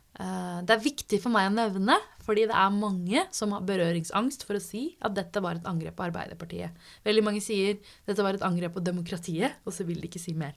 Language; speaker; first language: Norwegian; native; Norwegian